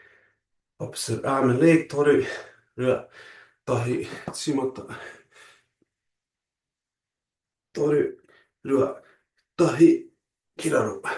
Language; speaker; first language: Māori; non-native, local second language; English